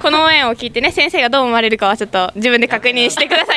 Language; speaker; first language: Japanese; native; Japanese